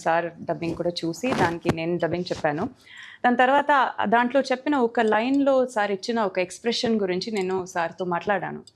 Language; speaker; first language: Telugu; non-native, fluent; Tamil